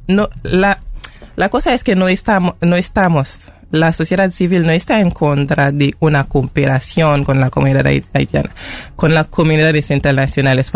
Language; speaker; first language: Spanish; non-native, fluent; Haitian Creole